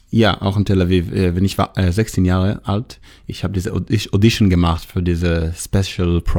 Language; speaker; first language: German; non-native, fluent; Hebrew